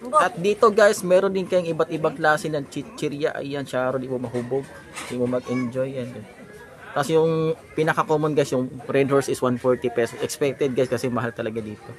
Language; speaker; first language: Filipino; non-native, local second language; Cebuano